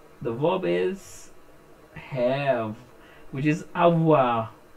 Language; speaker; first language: English; non-native, local second language; Hindi